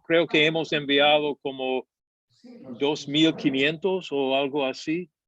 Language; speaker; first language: Spanish; non-native, fluent; English